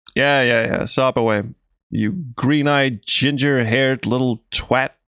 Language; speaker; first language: English; non-native, fluent; Danish